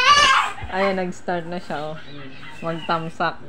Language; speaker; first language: Filipino; native; Filipino